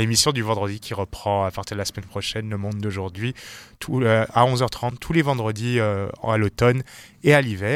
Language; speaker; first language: French; native; French